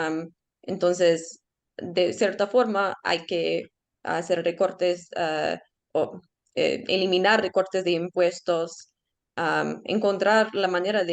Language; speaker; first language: Spanish; early bilingual, heritage; Spanish